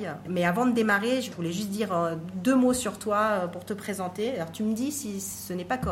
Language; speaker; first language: French; native; French